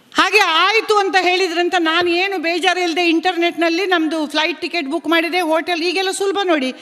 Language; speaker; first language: Kannada; non-native, local second language; Konkani